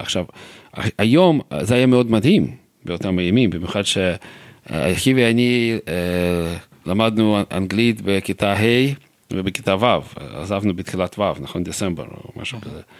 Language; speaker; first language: Hebrew; non-native, fluent; Russian